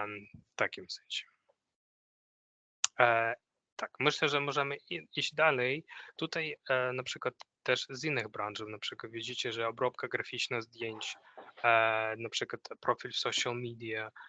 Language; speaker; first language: Polish; non-native, fluent; Ukrainian